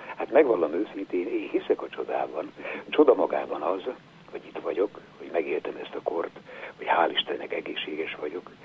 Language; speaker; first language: Hungarian; native; Hungarian